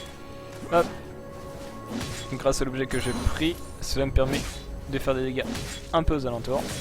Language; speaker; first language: French; native; French